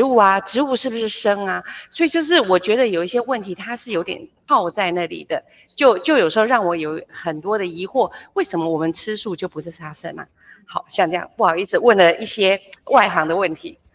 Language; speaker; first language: Chinese; native; Chinese